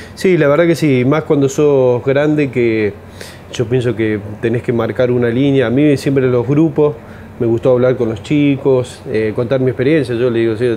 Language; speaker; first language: Spanish; native; Spanish